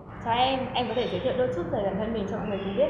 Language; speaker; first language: Vietnamese; native; Vietnamese